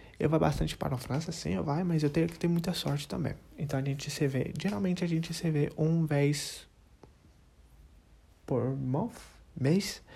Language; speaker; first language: Portuguese; non-native, learner; English